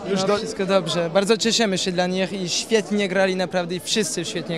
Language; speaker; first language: Polish; non-native, learner; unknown